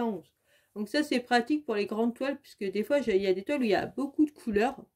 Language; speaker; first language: French; native; French